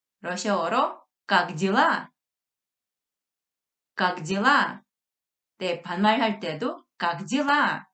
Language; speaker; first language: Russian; non-native, fluent; Korean